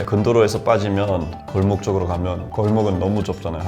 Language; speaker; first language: Korean; non-native, fluent; English